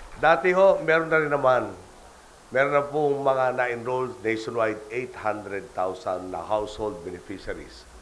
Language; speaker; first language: Filipino; native; Filipino